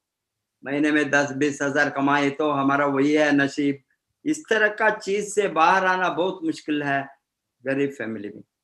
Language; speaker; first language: Hindi; non-native, fluent; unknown